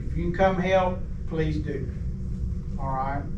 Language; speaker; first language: English; native; English